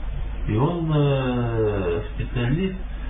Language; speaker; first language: Russian; non-native, fluent; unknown